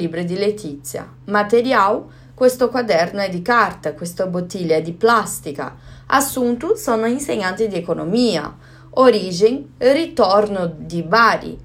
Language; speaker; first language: Italian; non-native, learner; Portuguese